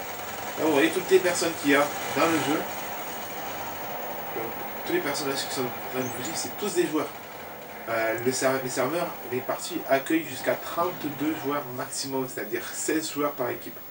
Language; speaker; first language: French; native; French